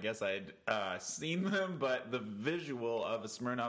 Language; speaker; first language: English; native; English